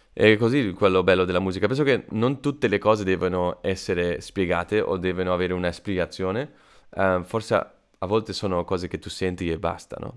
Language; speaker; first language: Italian; non-native, fluent; Spanish